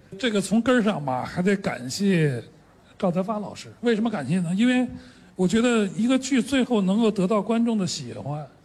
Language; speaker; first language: Chinese; native; Chinese